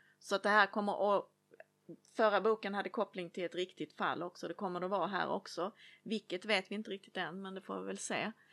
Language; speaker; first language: Swedish; native; Swedish